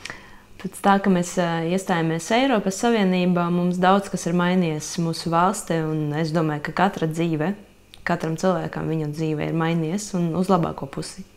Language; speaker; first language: Latvian; non-native, local second language; Russian